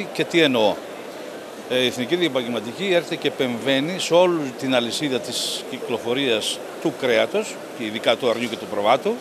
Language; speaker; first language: Greek; native; Greek